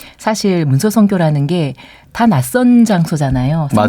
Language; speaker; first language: Korean; native; Korean